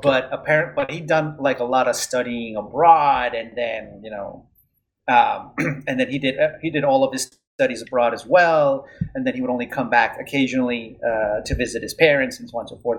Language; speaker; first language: English; non-native, fluent; Spanish